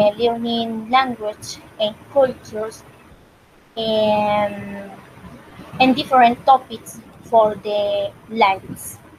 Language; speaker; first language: English; non-native, learner; Spanish